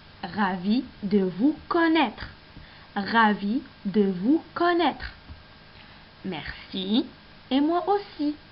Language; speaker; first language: French; non-native, local second language; Arabic